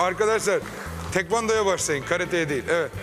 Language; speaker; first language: Turkish; native; Turkish